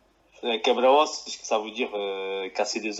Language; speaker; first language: French; non-native, fluent; Portuguese